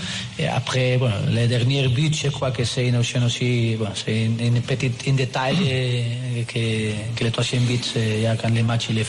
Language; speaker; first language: French; non-native, learner; Spanish